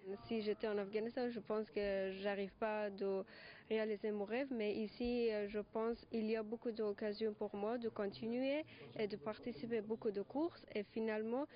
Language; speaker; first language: French; non-native, learner; Persian